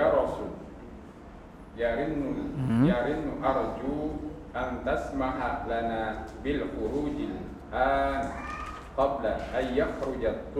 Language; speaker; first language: Arabic; non-native, learner; Indonesian